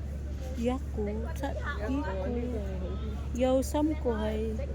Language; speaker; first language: Cantonese; non-native, learner; Filipino